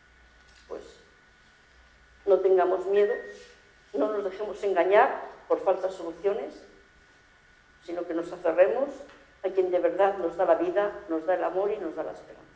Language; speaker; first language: Spanish; native; Spanish